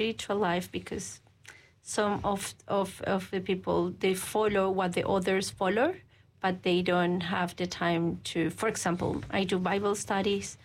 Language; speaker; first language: English; non-native, fluent; Spanish